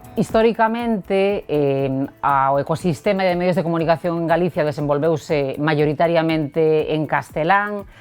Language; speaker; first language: Galician; non-native, local second language; Spanish